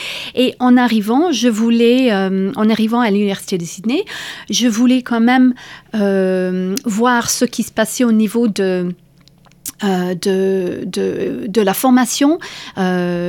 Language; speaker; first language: French; non-native, fluent; English